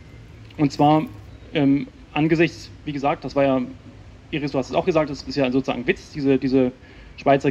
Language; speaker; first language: German; native; German